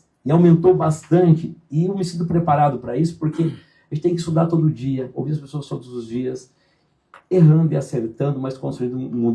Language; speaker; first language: Portuguese; native; Portuguese